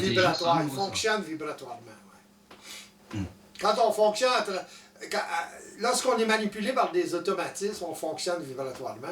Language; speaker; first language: French; native; French